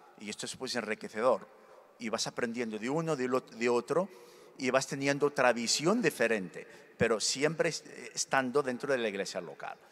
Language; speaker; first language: Spanish; early bilingual, other home language; Berber languages